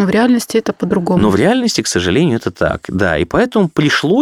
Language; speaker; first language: Russian; native; Russian